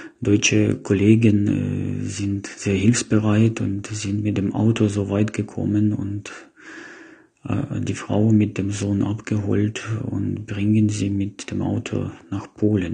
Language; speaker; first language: German; non-native, fluent; Ukrainian